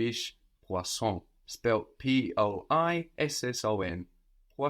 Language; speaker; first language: French; non-native, fluent; English